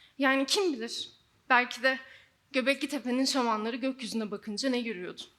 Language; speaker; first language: Turkish; native; Turkish